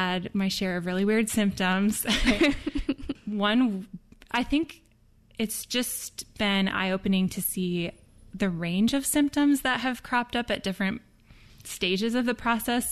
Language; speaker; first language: English; native; English